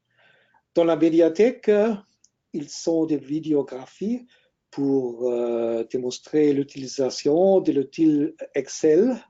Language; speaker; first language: French; non-native, learner; German